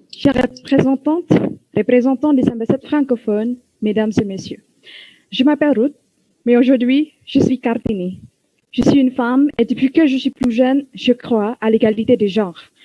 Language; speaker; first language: French; non-native, fluent; Indonesian